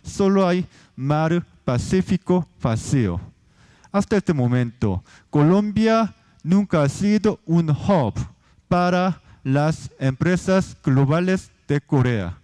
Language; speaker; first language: Spanish; non-native, fluent; Korean